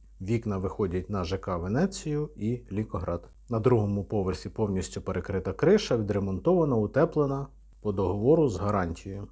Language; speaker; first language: Ukrainian; native; Ukrainian